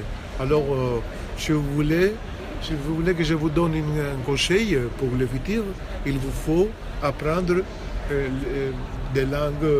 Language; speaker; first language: French; non-native, fluent; Greek